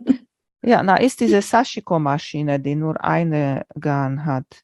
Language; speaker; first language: German; non-native, fluent; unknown